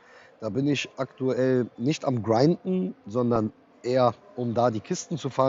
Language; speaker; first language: German; native; German